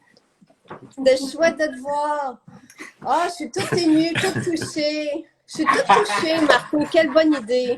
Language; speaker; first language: French; native; French